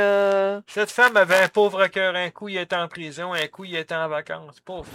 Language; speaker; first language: French; native; French